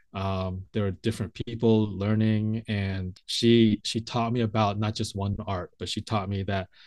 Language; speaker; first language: English; native; English